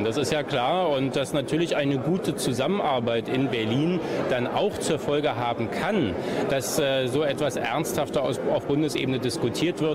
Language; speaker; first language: German; native; German